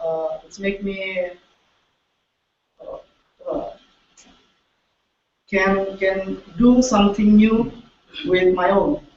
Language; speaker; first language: English; non-native, learner; Indonesian